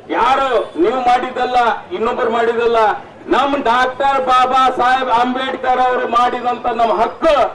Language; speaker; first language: Kannada; non-native, local second language; Lambadi